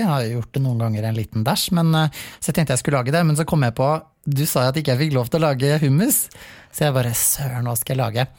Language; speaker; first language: Norwegian; native; Norwegian